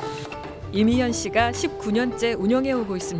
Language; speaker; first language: Korean; native; Korean